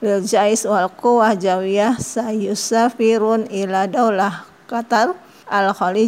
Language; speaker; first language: Arabic; non-native, fluent; Indonesian